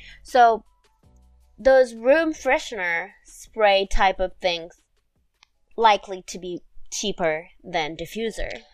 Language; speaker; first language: English; non-native, fluent; Japanese